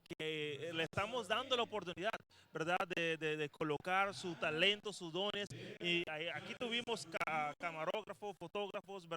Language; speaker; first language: Spanish; native; Spanish